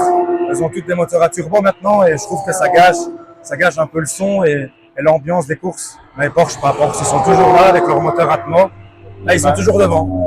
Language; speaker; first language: French; native; French